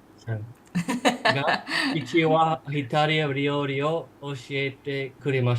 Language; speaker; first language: Japanese; non-native, learner; English